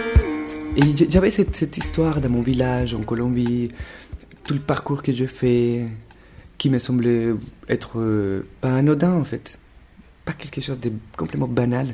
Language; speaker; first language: French; non-native, fluent; Spanish